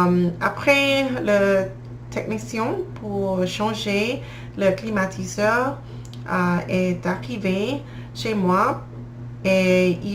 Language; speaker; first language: French; non-native, learner; English